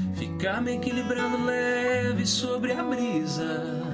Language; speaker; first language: Portuguese; native; Portuguese